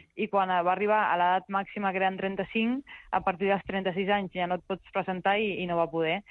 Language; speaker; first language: Catalan; early bilingual, other home language; Spanish